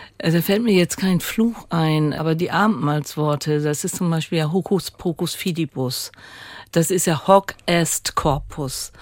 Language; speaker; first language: German; native; German